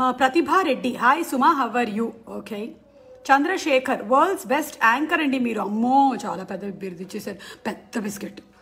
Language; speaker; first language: Telugu; non-native, local second language; Malayalam